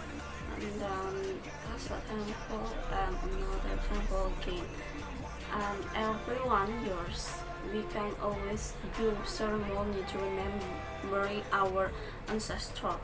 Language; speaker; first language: English; non-native, learner; Balinese